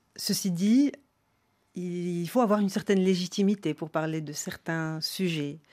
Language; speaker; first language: French; non-native, local second language; Arabic